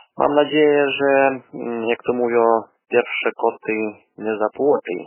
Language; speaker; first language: Polish; non-native, learner; Russian